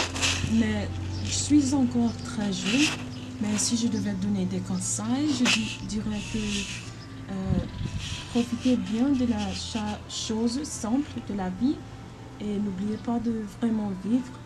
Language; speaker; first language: French; non-native, learner; English